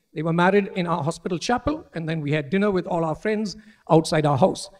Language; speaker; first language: English; non-native, local second language; Malayalam